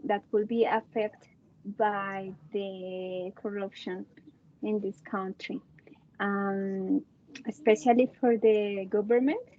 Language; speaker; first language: English; non-native, learner; Spanish